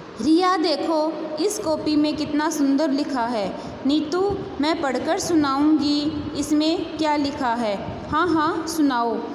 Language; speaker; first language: Hindi; native; Hindi